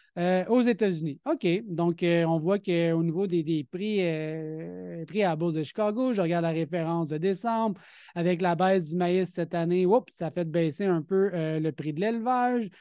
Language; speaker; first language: French; native; French